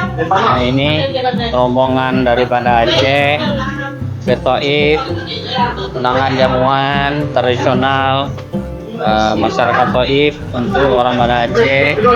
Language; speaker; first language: Indonesian; non-native, local second language; Achinese